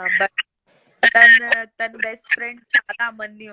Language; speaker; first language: Telugu; non-native, learner; Gujarati